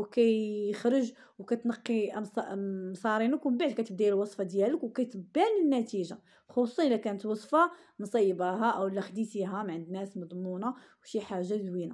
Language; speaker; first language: Arabic; native; Arabic